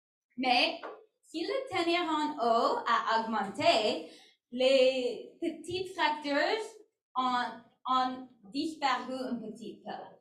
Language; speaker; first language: French; non-native, learner; English